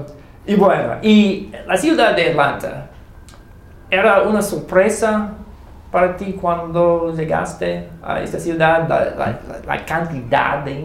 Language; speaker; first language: Spanish; non-native, learner; English